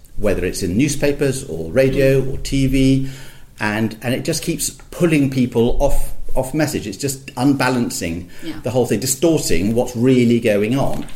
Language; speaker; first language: English; native; English